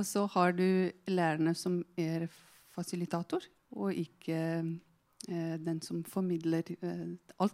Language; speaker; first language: Norwegian; non-native, fluent; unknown